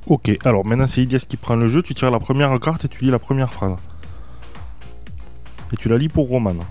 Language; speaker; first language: French; native; French